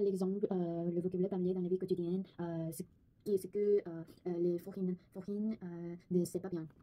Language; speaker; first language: French; non-native, learner; Korean